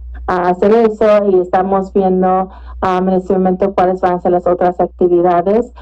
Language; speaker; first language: Spanish; early bilingual, heritage; Spanish